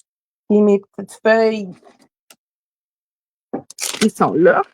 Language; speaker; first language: French; native; French